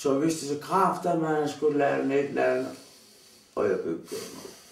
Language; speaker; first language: Danish; non-native, local second language; Kalaallisut